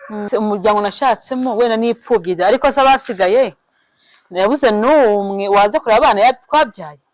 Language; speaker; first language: Kinyarwanda; native; Kinyarwanda